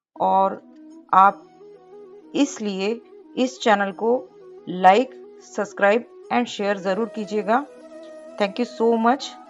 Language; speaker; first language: Hindi; non-native, local second language; Marathi